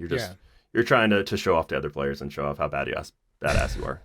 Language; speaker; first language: English; native; English